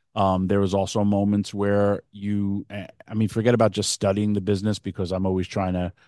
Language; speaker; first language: English; native; English